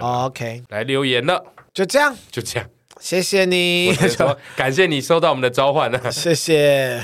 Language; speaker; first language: Chinese; native; Chinese